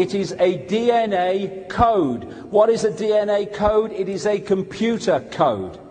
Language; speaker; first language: English; native; English